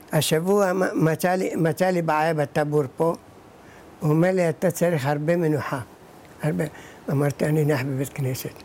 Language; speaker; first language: Hebrew; early bilingual, other home language; Arabic